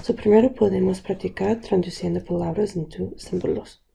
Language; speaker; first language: Spanish; non-native, local second language; English